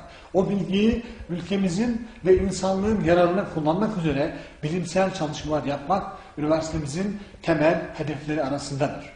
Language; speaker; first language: Turkish; native; Turkish